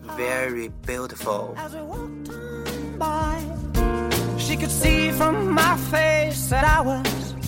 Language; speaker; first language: English; non-native, learner; Chinese